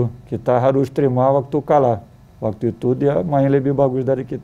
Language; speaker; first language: Indonesian; non-native, fluent; Portuguese